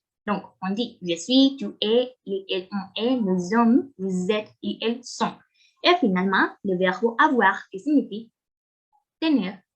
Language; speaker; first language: French; non-native, fluent; Spanish